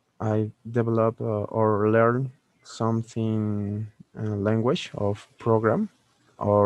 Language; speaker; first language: English; non-native, learner; Spanish